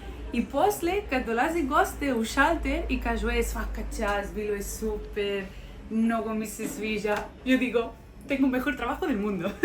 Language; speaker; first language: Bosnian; non-native, learner; Spanish